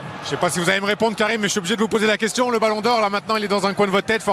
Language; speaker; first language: French; native; French